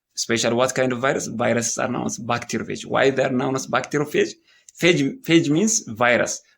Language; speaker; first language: English; non-native, local second language; Amharic